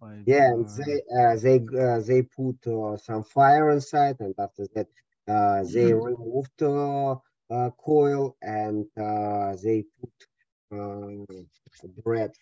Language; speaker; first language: English; non-native, learner; Russian